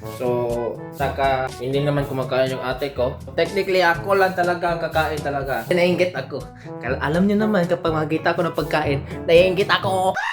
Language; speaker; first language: Filipino; non-native, local second language; Cebuano